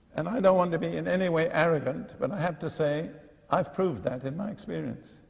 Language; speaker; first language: English; native; English